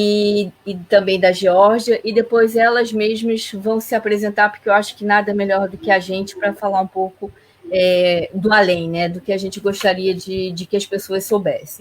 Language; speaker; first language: Portuguese; native; Portuguese